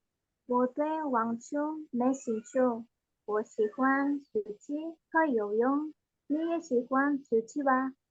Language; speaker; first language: Chinese; non-native, learner; Indonesian